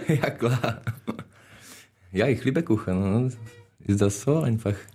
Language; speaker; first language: German; non-native, learner; Czech